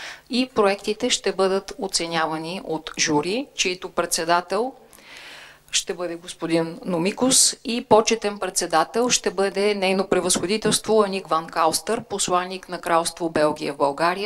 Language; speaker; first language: Bulgarian; native; Bulgarian